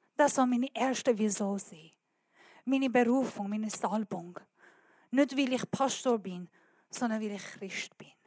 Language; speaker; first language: German; non-native, learner; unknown